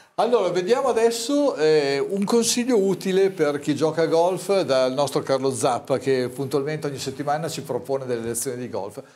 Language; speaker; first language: Italian; native; Italian